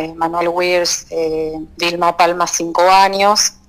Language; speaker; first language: Spanish; native; Spanish